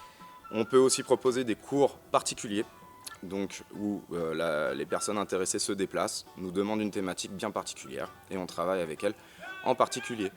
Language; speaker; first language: French; native; French